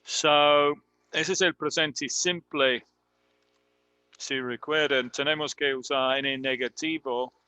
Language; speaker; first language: Spanish; non-native, fluent; English